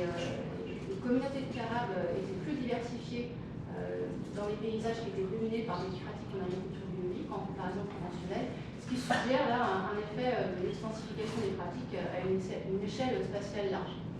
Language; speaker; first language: French; native; French